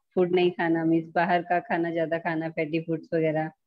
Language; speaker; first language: Hindi; native; Hindi